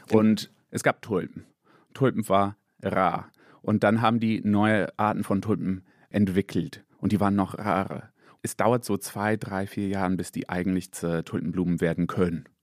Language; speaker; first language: German; non-native, fluent; English